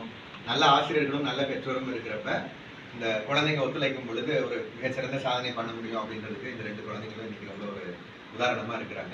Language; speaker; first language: Tamil; native; Tamil